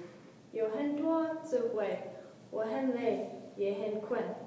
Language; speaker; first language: Chinese; non-native, learner; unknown